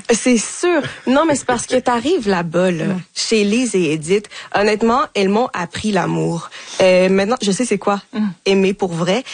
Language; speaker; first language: French; native; French